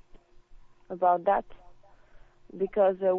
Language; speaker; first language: English; non-native, learner; French